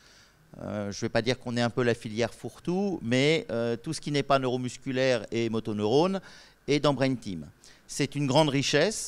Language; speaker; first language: French; native; French